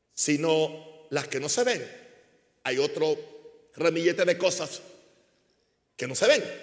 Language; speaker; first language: Spanish; early bilingual, heritage; Spanish